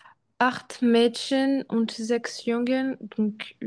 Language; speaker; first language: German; non-native, learner; French